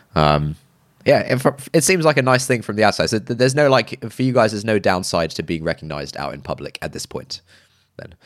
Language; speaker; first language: English; early bilingual, other home language; Urdu